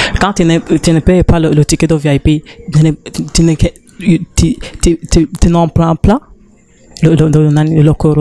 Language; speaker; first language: French; non-native, learner; Rundi